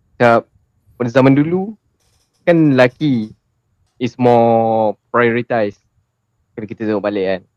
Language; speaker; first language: Malay; native; Malay